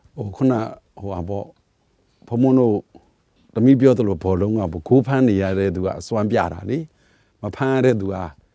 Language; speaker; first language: Burmese; native; Burmese